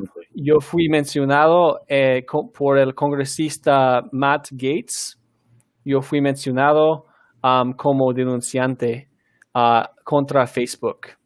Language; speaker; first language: Spanish; non-native, fluent; English